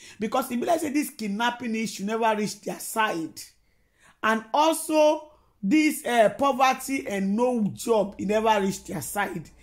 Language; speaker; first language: Nigerian Pidgin; non-native, local second language; Yoruba